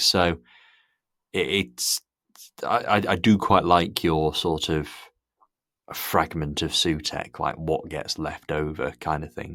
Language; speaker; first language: English; native; English